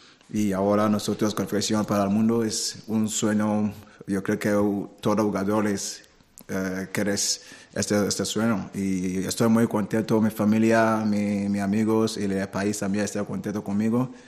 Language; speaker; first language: Spanish; non-native, learner; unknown